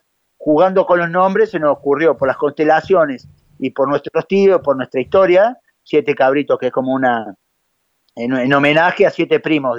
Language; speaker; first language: Spanish; native; Spanish